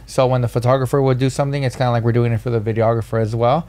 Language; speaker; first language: English; early bilingual, other home language; Spanish